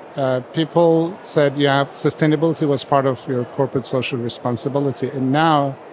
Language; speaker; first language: English; non-native, fluent; Turkish